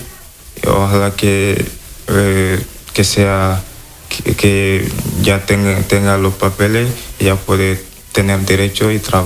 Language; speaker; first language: Spanish; non-native, learner; Wolof